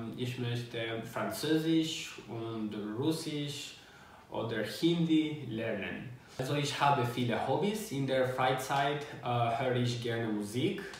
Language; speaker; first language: German; non-native, learner; Albanian